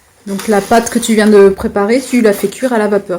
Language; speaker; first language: French; native; French